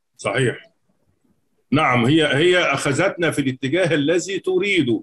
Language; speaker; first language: Arabic; native; Arabic